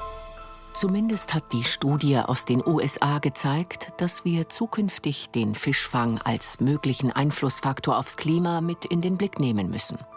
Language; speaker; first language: German; native; German